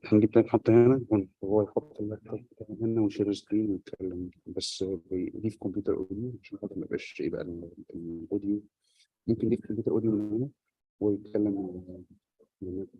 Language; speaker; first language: Arabic; native; Arabic